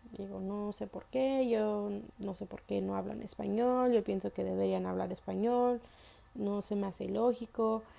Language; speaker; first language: Spanish; early bilingual, heritage; Spanish